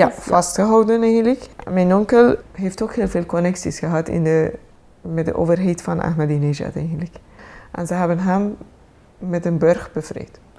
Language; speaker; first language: Dutch; non-native, fluent; Persian